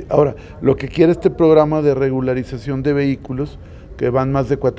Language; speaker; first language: Spanish; native; Spanish